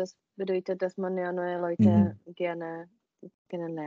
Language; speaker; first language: German; non-native, fluent; Czech